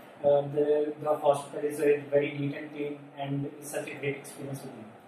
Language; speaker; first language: English; non-native, local second language; Punjabi